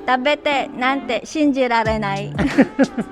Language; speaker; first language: Japanese; non-native, learner; Filipino